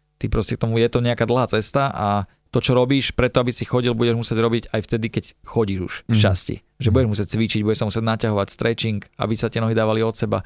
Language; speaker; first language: Slovak; native; Slovak